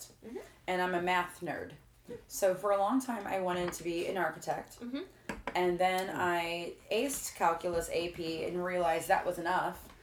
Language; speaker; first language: English; native; English